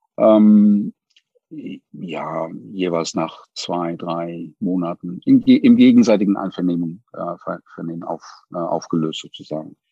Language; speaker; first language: German; non-native, fluent; English